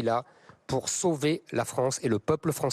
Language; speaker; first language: French; native; French